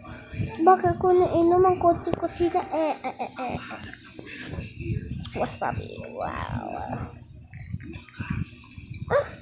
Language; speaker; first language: Filipino; non-native, local second language; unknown